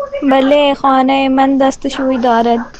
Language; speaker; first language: Persian; non-native, learner; Urdu